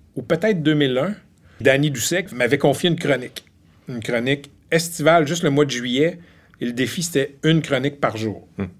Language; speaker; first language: French; native; French